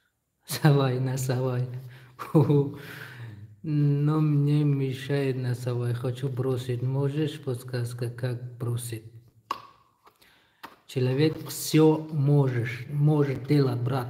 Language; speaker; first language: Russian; non-native, learner; Tajik